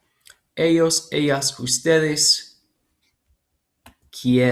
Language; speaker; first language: Spanish; non-native, fluent; English